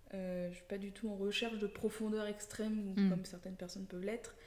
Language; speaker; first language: French; native; French